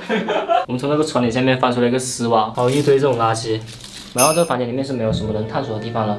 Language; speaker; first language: Chinese; native; Chinese